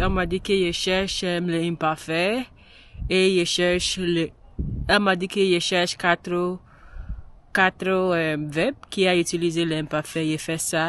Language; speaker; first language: French; non-native, learner; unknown